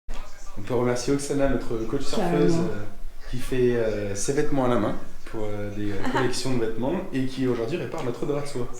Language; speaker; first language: French; native; French